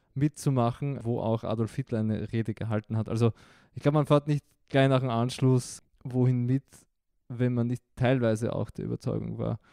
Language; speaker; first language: German; non-native, local second language; Croatian